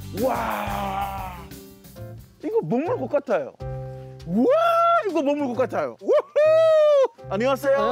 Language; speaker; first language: Korean; non-native, fluent; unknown